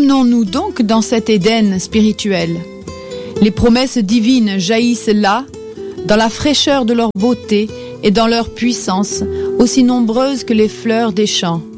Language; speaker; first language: French; native; French